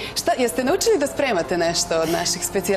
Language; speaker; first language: Bosnian; native; Bosnian